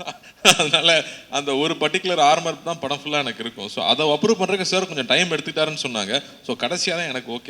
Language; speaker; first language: Tamil; native; Tamil